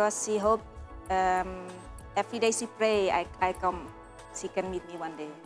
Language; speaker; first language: English; non-native, learner; Dutch